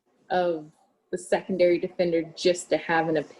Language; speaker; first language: English; native; English